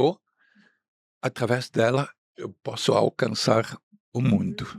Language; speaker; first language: Portuguese; non-native, fluent; Arabic